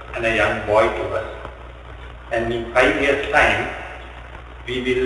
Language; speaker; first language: English; non-native, local second language; Sinhala